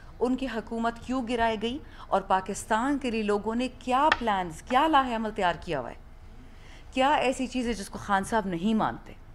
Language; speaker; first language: Urdu; non-native, local second language; Pashto